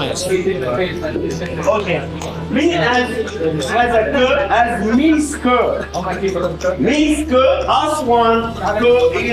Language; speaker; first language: Hungarian; non-native, learner; Arabic